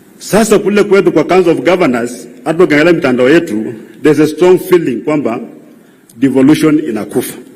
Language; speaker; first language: Swahili; non-native, local second language; Luyia